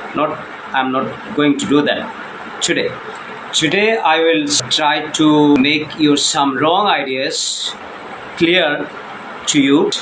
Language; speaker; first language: English; non-native, local second language; Bangla